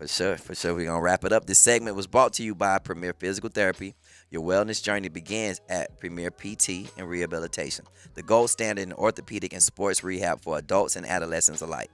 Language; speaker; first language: English; native; English